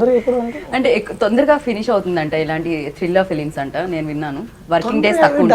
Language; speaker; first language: Telugu; native; Telugu